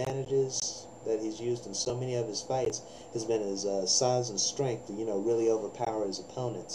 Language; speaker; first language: English; native; English